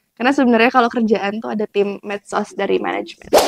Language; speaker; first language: Indonesian; early bilingual, heritage; Indonesian